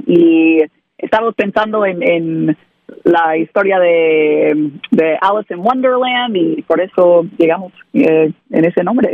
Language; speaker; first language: Spanish; non-native, learner; English